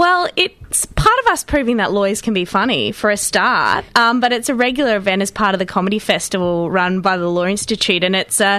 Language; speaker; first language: English; native; English